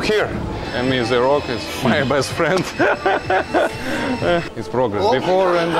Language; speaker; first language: English; non-native, learner; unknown